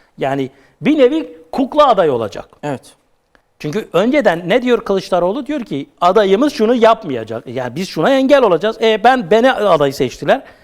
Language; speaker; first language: Turkish; native; Turkish